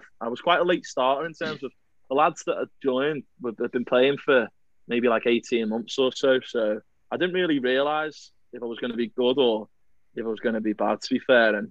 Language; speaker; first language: English; native; English